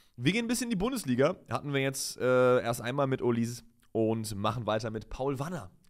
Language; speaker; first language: German; native; German